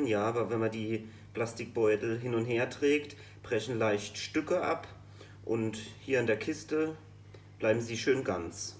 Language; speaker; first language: German; native; German